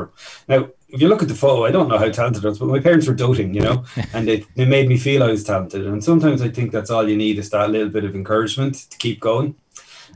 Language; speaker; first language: English; native; English